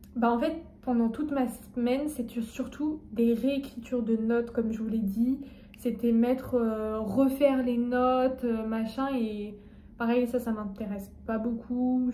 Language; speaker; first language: French; native; French